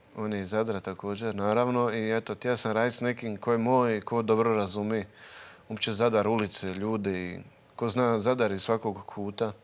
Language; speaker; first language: Croatian; native; Croatian